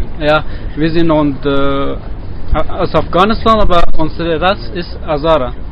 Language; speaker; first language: German; non-native, learner; Persian